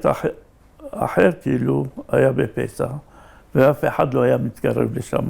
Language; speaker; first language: Hebrew; native; Hebrew